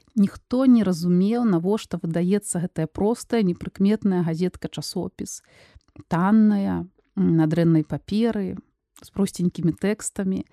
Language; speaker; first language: Belarusian; non-native, local second language; Russian